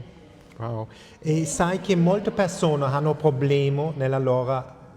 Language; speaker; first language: Italian; non-native, fluent; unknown